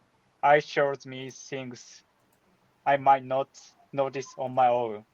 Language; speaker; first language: English; non-native, learner; Japanese